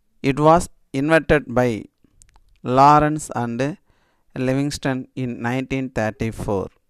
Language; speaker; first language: English; non-native, local second language; Tamil